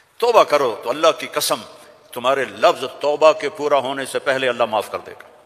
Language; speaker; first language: Urdu; non-native, local second language; Punjabi